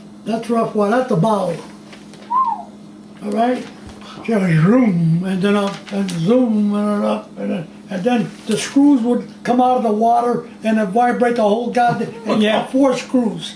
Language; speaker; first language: English; native; English